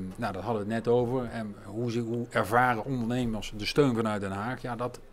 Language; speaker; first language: Dutch; native; Dutch